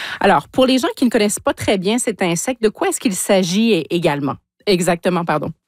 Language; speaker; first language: French; native; French